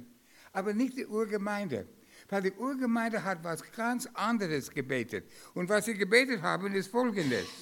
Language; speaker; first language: German; non-native, fluent; English